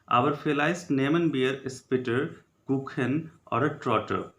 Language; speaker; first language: German; non-native, learner; Hindi